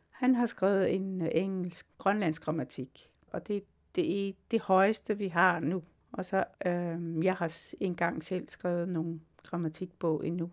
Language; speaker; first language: Danish; non-native, local second language; Kalaallisut